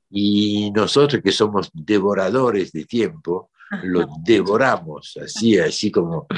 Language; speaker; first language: Spanish; non-native, fluent; French